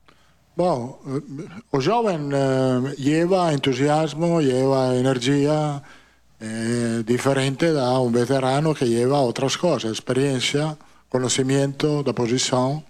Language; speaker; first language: Portuguese; non-native, fluent; Italian